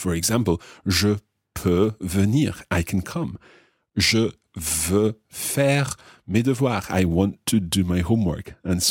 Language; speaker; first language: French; non-native, fluent; English